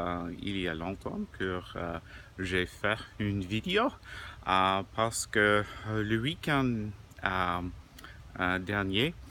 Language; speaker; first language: French; non-native, learner; English